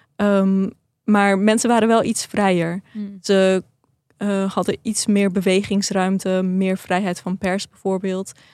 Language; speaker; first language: Dutch; early bilingual, other home language; Persian